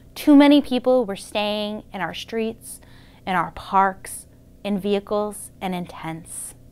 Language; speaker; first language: English; native; English